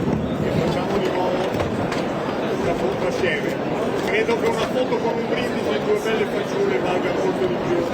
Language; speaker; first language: Italian; native; Italian